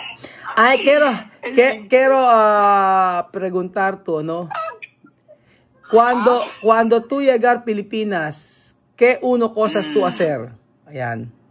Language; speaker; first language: Spanish; non-native, learner; Filipino